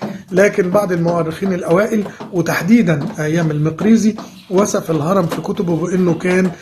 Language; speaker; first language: Arabic; native; Arabic